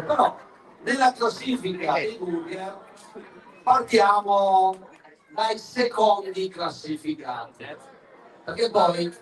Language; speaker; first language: Italian; native; Italian